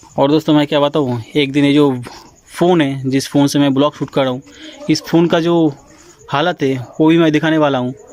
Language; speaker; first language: Hindi; non-native, local second language; Bangla